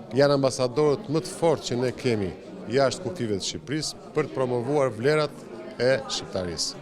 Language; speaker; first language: Albanian; native; Albanian